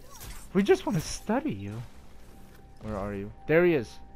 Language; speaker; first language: English; native; English